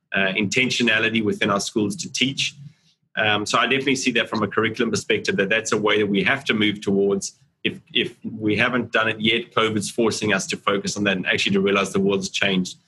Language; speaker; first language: English; native; English